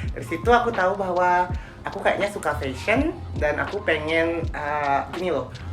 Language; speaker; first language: Indonesian; non-native, local second language; Balinese